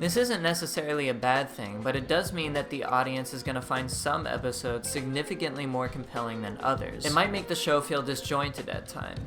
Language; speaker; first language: English; native; English